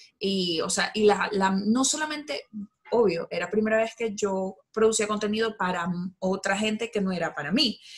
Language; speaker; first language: Spanish; native; Spanish